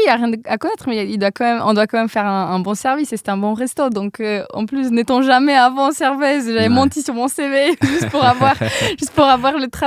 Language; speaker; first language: French; non-native, fluent; Polish